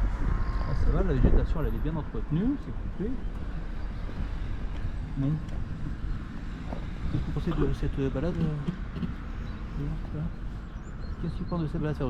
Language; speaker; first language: French; native; French